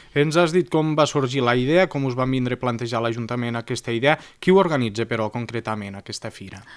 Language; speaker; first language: Catalan; native; Catalan